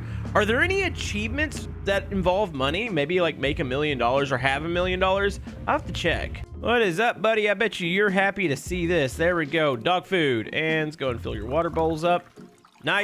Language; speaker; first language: English; native; English